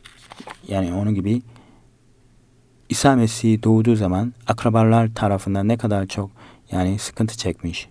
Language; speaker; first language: Turkish; non-native, learner; Korean